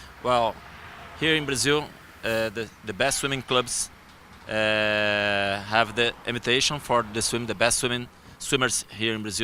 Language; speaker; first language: English; non-native, learner; Portuguese